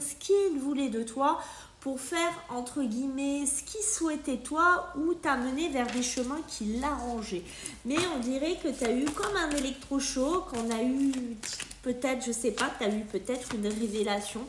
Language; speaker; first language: French; native; French